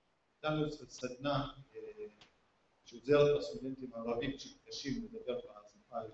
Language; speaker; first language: Hebrew; non-native, local second language; Arabic